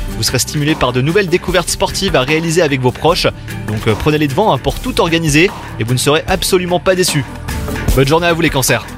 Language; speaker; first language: French; native; French